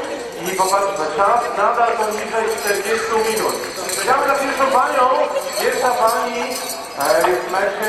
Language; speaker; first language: Polish; native; Polish